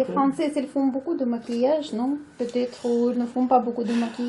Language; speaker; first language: French; non-native, learner; Russian